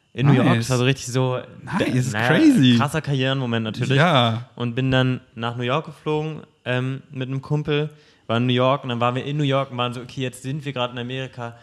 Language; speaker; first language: German; native; German